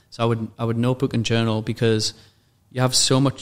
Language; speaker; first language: English; native; English